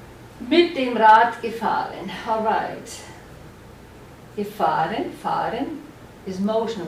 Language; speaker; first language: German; non-native, fluent; English